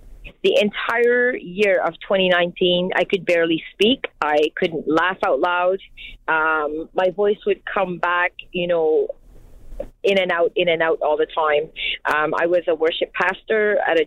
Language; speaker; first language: English; non-native, fluent; French